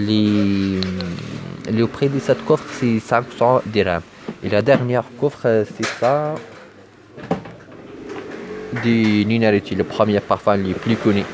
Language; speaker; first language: French; non-native, learner; Arabic